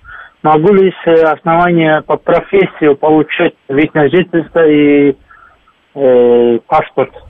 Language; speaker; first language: Russian; non-native, learner; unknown